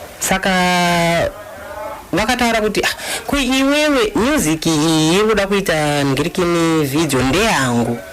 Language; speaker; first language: Shona; non-native, fluent; Luba-Lulua